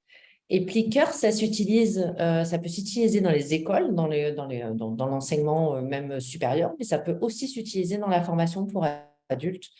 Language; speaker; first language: French; native; French